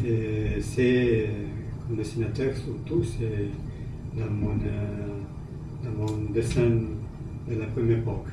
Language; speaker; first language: French; non-native, learner; Spanish